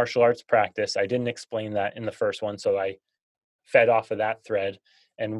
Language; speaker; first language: English; native; English